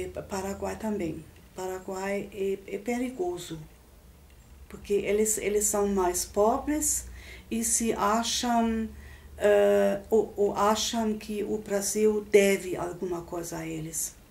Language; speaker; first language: Portuguese; non-native, fluent; German